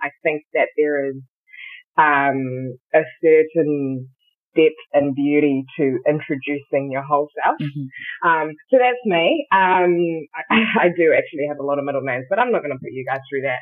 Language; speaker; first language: English; early bilingual, other home language; Shona